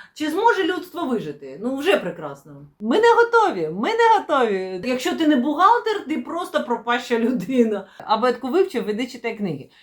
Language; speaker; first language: Ukrainian; non-native, local second language; Russian